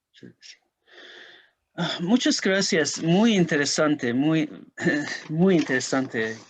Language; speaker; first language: Spanish; non-native, learner; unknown